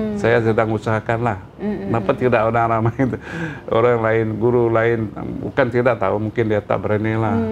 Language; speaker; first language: Malay; non-native, local second language; Iban